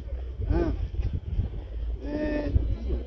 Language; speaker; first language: Spanish; non-native, learner; German